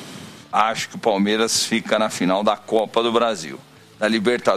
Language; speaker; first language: Portuguese; native; Portuguese